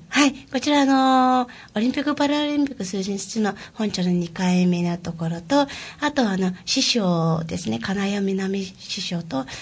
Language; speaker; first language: Japanese; non-native, fluent; Mongolian